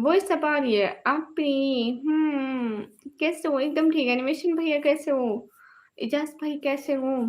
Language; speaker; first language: Urdu; non-native, local second language; Punjabi